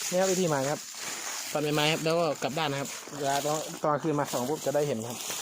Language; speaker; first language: Thai; non-native, local second language; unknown